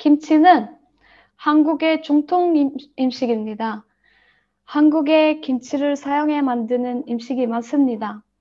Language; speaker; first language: Korean; non-native, learner; Arabic